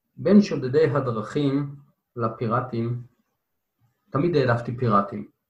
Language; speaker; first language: Hebrew; native; Hebrew